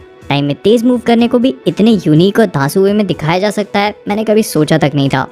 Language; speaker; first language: Hindi; native; Hindi